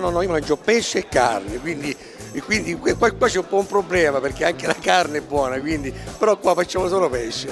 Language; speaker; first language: Italian; native; Italian